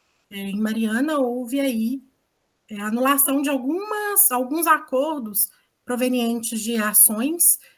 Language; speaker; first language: Portuguese; native; Portuguese